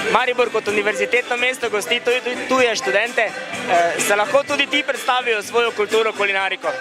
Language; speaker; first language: Slovenian; native; Slovenian